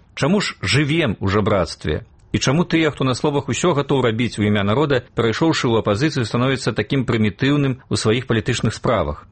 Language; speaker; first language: Belarusian; native; Belarusian